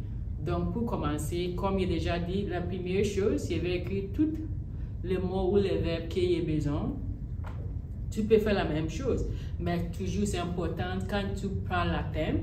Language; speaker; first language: French; non-native, learner; English